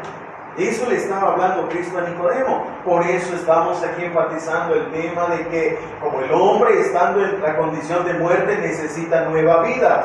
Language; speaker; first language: Spanish; native; Spanish